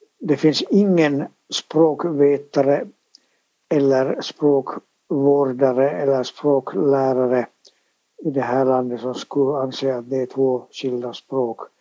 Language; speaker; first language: Swedish; native; Swedish